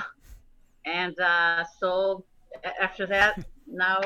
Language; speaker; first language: English; early bilingual, other home language; Spanish